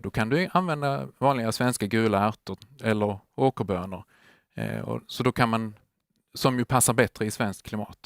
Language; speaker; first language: Swedish; native; Swedish